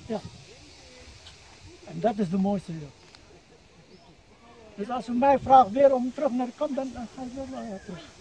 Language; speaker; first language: Dutch; early bilingual, other home language; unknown